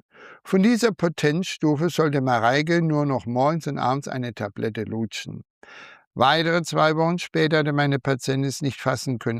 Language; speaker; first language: German; native; German